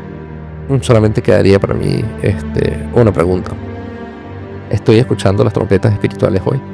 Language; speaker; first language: Spanish; native; Spanish